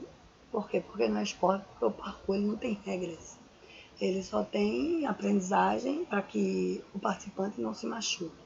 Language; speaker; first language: Portuguese; native; Portuguese